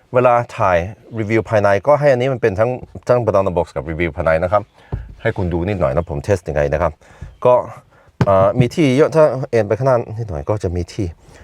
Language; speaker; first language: Thai; non-native, fluent; Norwegian